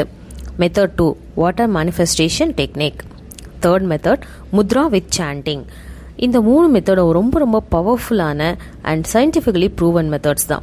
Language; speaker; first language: Tamil; native; Tamil